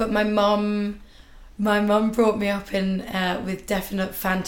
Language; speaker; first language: English; native; English